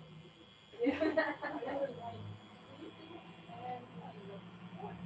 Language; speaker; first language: English; non-native, learner; Ukrainian